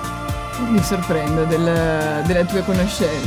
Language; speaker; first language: Italian; native; Italian